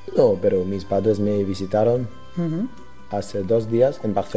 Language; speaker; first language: Spanish; non-native, learner; German